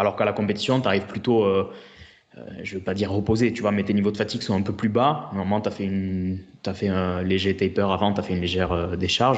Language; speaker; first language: French; native; French